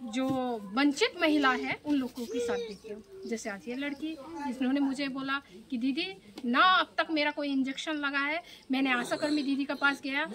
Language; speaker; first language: Hindi; non-native, local second language; Bangla